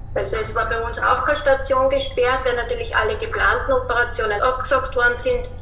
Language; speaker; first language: German; native; German